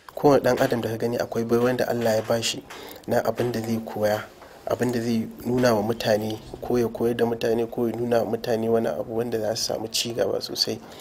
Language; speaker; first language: Hausa; native; Hausa